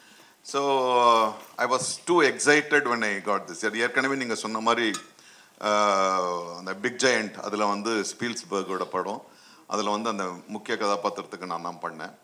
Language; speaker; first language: Tamil; native; Tamil